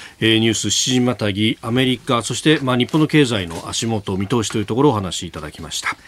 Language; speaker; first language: Japanese; native; Japanese